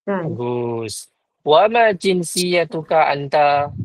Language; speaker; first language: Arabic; non-native, fluent; Malay